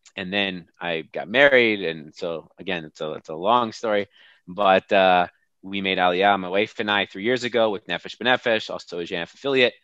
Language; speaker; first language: English; native; English